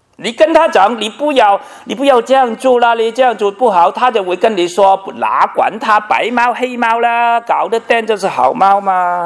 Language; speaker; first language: Chinese; non-native, local second language; Cantonese